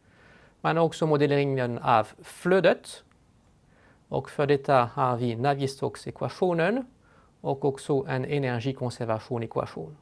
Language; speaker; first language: Swedish; non-native, fluent; French